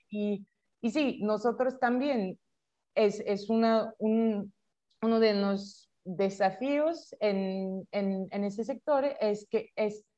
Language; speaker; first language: Spanish; non-native, fluent; French